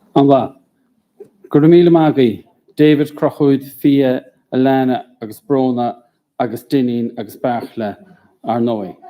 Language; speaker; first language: Irish; native; Irish